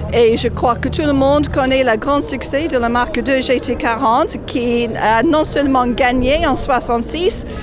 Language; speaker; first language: French; non-native, fluent; English